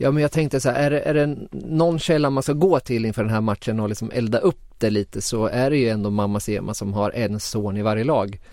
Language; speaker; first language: Swedish; native; Swedish